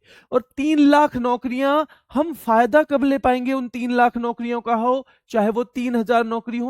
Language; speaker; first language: Hindi; native; Hindi